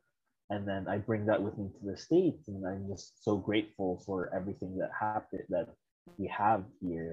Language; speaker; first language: English; early bilingual, other home language; Filipino